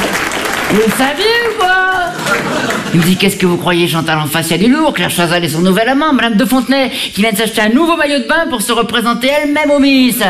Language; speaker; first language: French; native; French